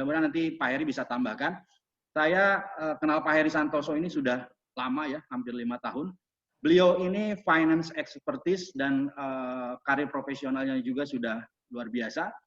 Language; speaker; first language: Indonesian; native; Indonesian